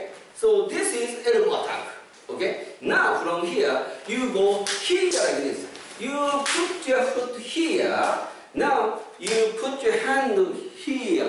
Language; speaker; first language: English; non-native, fluent; Japanese